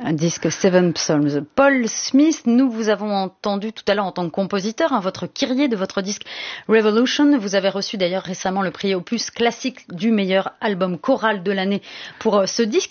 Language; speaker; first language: French; native; French